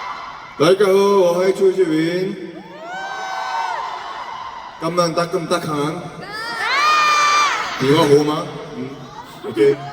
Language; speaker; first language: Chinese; non-native, learner; Korean